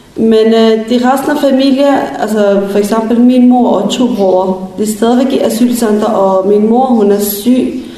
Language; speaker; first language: Danish; non-native, learner; Kurdish